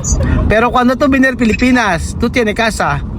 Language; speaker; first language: Spanish; non-native, learner; Filipino